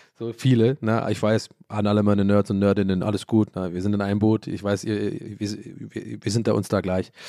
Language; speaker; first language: German; early bilingual, other home language; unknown